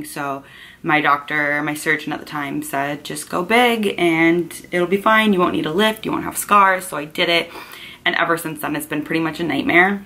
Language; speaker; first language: English; native; English